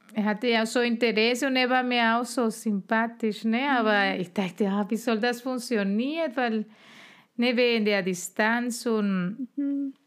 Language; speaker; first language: German; non-native, fluent; Spanish